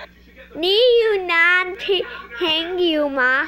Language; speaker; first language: Chinese; non-native, learner; English